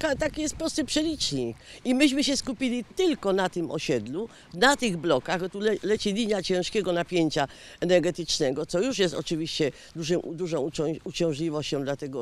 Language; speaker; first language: Polish; native; Polish